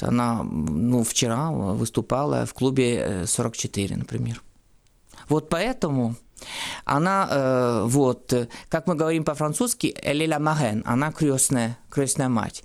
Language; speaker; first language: Russian; non-native, fluent; French